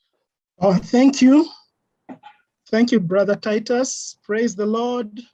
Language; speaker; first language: English; non-native, local second language; Ganda